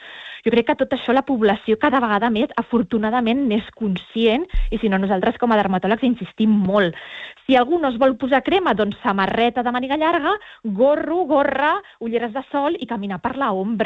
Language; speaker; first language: Catalan; native; Catalan